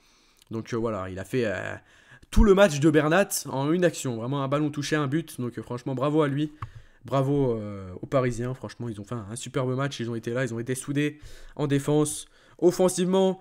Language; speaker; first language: French; native; French